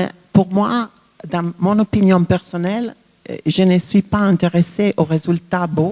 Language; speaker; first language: French; non-native, fluent; Italian